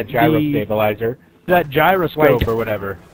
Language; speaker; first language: English; native; English